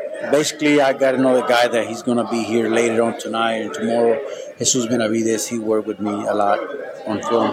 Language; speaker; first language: English; non-native, fluent; Spanish